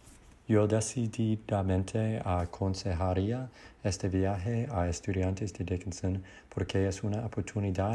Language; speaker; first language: Spanish; non-native, learner; English